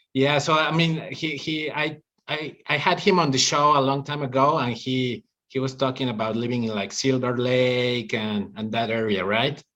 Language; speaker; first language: English; non-native, fluent; Spanish